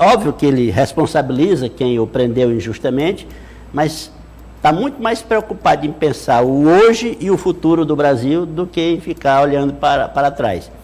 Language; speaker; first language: Portuguese; native; Portuguese